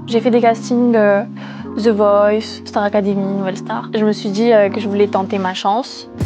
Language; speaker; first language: French; early bilingual, other home language; Malagasy